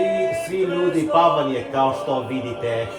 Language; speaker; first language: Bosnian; early bilingual, heritage; Bosnian